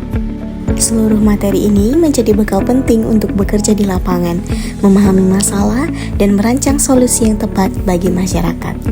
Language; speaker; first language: Indonesian; native; Indonesian